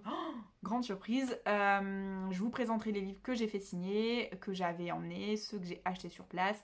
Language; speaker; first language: French; native; French